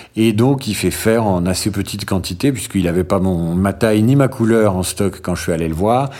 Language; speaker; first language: French; native; French